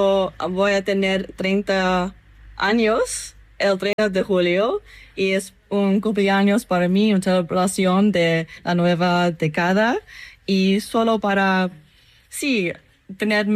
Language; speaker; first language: Spanish; non-native, learner; English